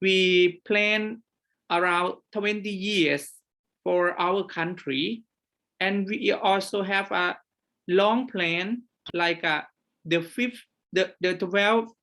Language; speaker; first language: English; non-native, fluent; Thai